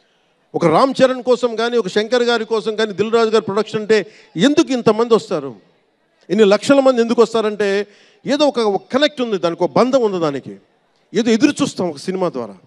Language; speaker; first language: Telugu; native; Telugu